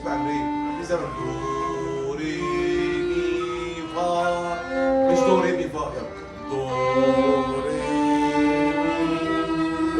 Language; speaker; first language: Arabic; native; Arabic